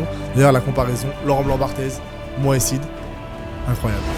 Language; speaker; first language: French; native; French